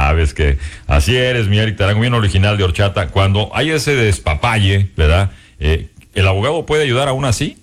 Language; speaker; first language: Spanish; native; Spanish